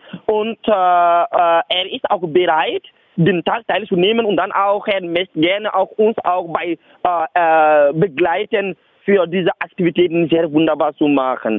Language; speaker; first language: German; non-native, learner; Bambara